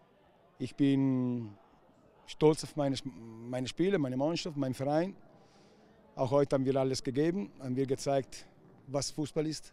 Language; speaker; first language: German; non-native, local second language; Italian